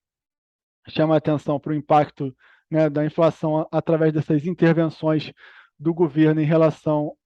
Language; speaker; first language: Portuguese; native; Portuguese